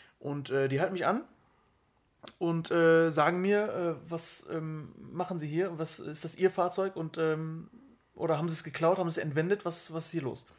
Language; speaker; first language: German; early bilingual, other home language; Turkish